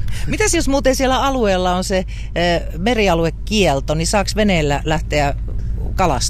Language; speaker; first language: Finnish; native; Finnish